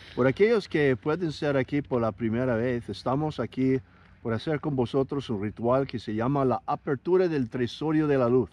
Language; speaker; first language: Spanish; non-native, learner; English